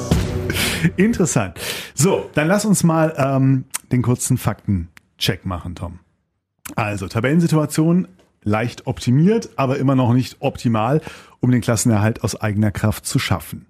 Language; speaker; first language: German; native; German